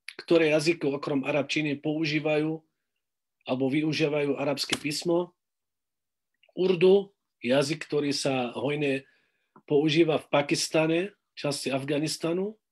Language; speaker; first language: Slovak; non-native, fluent; Arabic